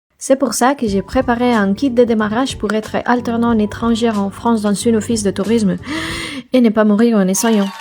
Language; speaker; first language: French; non-native, fluent; Spanish